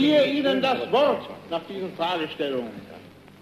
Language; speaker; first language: German; native; German